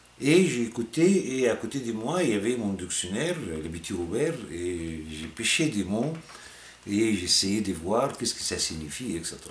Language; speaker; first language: French; non-native, fluent; Arabic